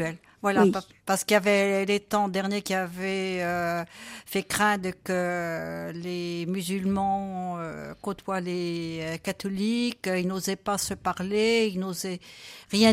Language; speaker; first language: French; native; French